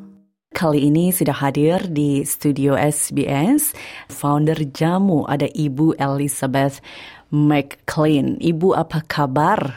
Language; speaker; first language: Indonesian; native; Indonesian